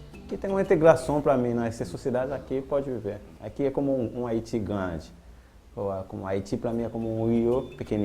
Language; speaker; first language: Portuguese; non-native, learner; Haitian Creole